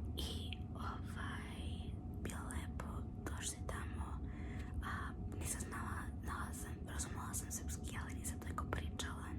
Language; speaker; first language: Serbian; early bilingual, heritage; Serbian